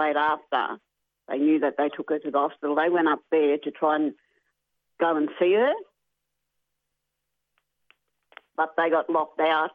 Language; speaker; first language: English; native; English